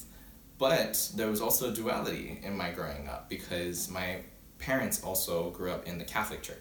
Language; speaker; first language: English; early bilingual, other home language; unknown